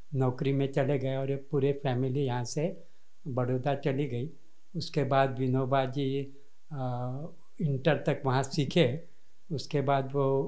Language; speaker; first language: Hindi; non-native, local second language; Marathi